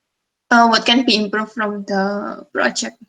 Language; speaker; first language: English; non-native, fluent; Indonesian